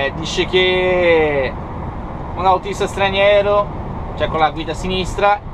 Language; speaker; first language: Italian; non-native, fluent; Portuguese